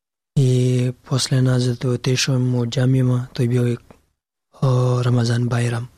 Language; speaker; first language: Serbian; non-native, learner; Pashto